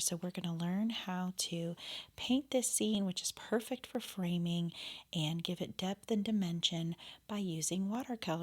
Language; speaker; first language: English; native; English